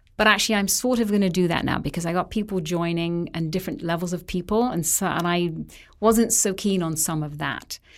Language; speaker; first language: English; native; English